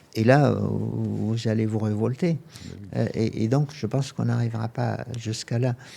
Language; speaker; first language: French; non-native, fluent; Arabic